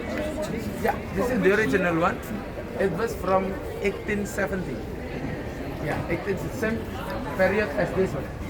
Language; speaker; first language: English; non-native, learner; Indonesian